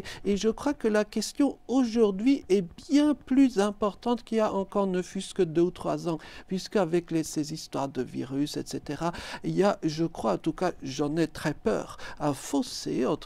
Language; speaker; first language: French; native; French